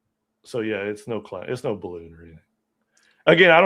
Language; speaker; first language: English; native; English